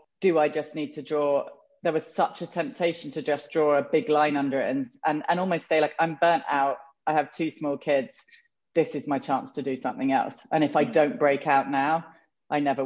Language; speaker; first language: English; native; English